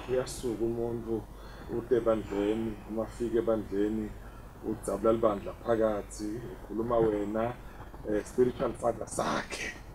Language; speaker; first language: Zulu; non-native, local second language; Swati